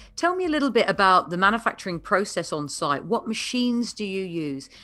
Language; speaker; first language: English; native; English